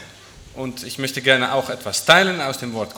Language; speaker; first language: German; non-native, fluent; Dutch